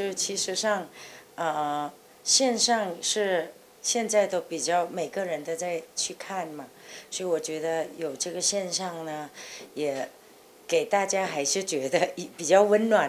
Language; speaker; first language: Chinese; non-native, fluent; Thai